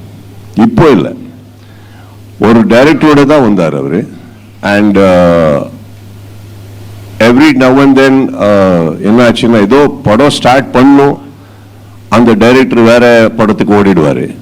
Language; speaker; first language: Tamil; non-native, fluent; Kannada